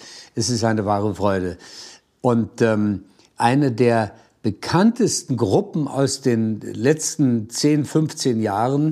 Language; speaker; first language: German; native; German